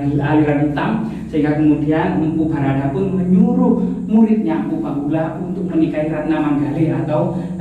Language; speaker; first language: Indonesian; native; Indonesian